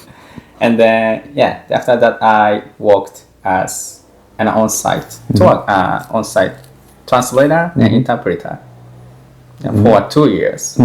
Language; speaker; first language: English; non-native, fluent; Japanese